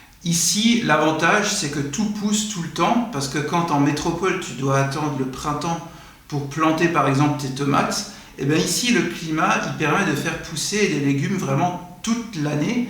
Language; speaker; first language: French; native; French